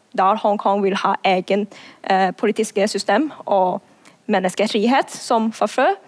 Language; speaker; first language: Norwegian; non-native, fluent; Cantonese